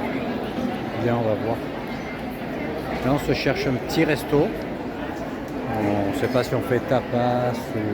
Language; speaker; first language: French; native; French